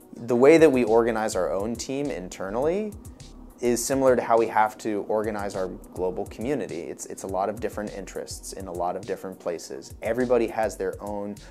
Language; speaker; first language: English; native; English